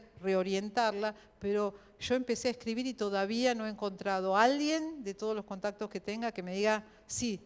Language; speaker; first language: Spanish; native; Spanish